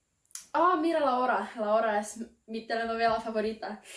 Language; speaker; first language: Spanish; non-native, learner; Slovenian